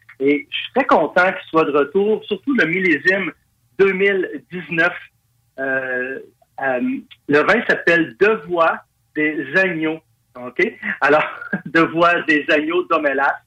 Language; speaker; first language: French; native; French